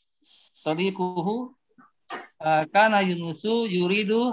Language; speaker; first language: Arabic; non-native, learner; Indonesian